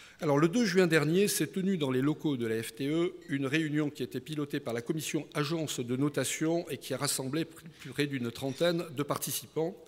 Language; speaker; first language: French; native; French